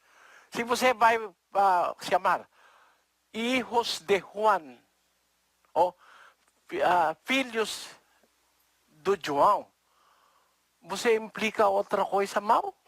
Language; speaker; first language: Portuguese; non-native, learner; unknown